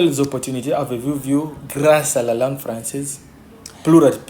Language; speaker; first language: French; non-native, fluent; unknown